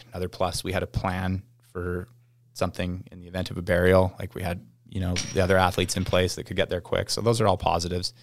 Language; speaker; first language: English; native; English